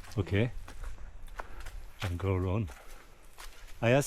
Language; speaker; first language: English; non-native, learner; French